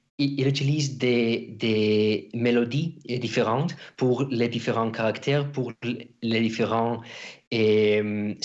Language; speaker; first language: French; non-native, fluent; Russian